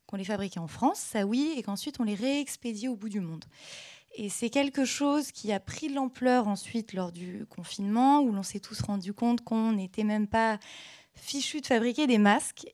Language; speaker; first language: French; native; French